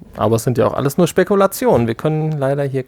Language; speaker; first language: German; native; German